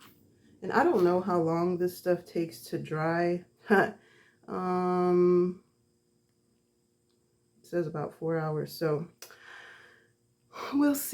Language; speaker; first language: English; native; English